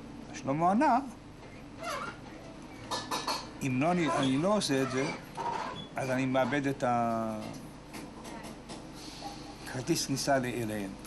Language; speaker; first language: Hebrew; non-native, fluent; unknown